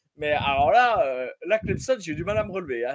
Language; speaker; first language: French; native; French